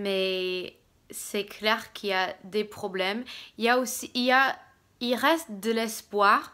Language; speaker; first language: French; non-native, fluent; English